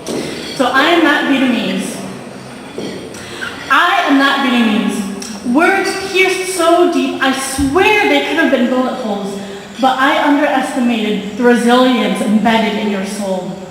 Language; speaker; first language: English; early bilingual, heritage; Vietnamese